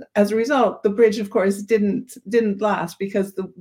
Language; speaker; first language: English; native; English